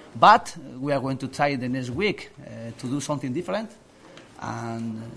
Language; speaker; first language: English; non-native, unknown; Spanish